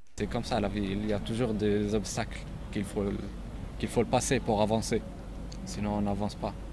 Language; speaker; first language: French; non-native, local second language; Arabic